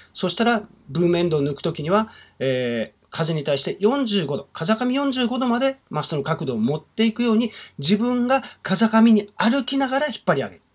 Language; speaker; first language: Japanese; native; Japanese